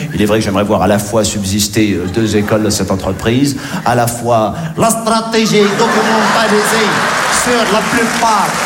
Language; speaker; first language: French; native; French